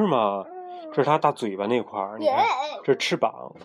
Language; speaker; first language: Chinese; native; Chinese